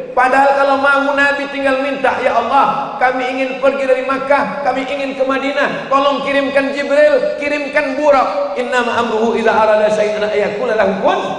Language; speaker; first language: Malay; native; Malay